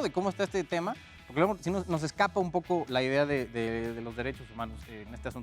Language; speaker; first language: Spanish; native; Spanish